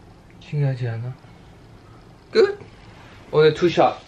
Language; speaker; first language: Korean; non-native, fluent; Thai